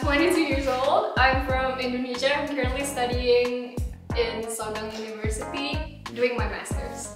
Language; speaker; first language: English; non-native, fluent; Indonesian